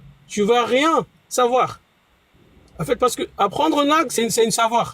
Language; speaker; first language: French; non-native, fluent; Arabic